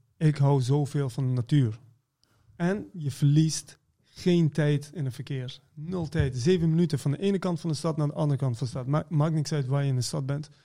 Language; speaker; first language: Dutch; early bilingual, other home language; Persian